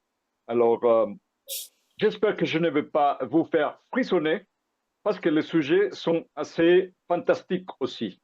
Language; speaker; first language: French; non-native, fluent; Spanish